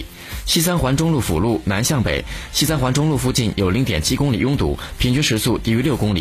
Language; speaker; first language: Chinese; native; Chinese